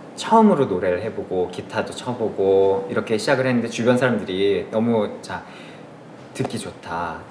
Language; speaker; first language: Korean; native; Korean